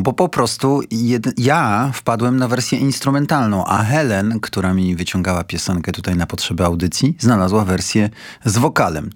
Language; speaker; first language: Polish; native; Polish